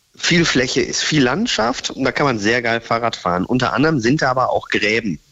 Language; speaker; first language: German; native; German